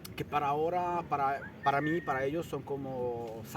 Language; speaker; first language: Spanish; non-native, fluent; Italian